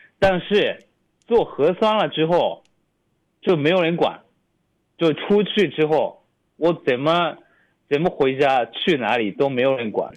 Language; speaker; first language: Chinese; non-native, fluent; Japanese